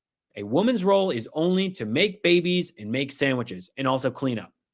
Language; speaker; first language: English; native; English